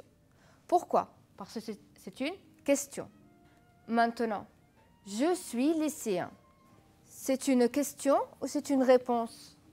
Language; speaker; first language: French; non-native, fluent; Arabic